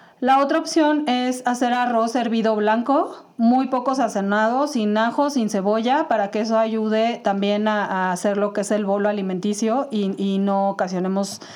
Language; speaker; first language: Spanish; native; Spanish